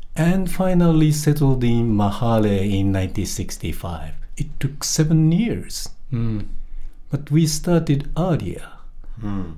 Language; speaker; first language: English; non-native, fluent; Japanese